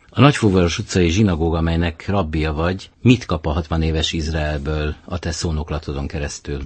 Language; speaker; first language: Hungarian; native; Hungarian